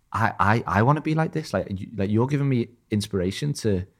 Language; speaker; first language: English; native; English